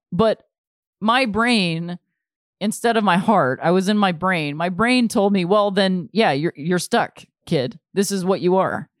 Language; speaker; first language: English; native; English